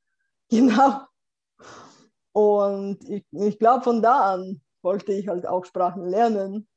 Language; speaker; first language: German; non-native, fluent; Bulgarian